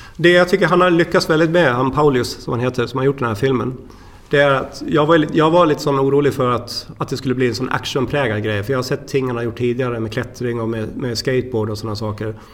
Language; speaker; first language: Swedish; native; Swedish